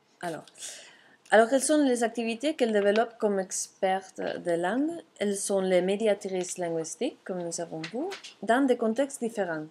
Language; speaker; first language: French; non-native, fluent; Catalan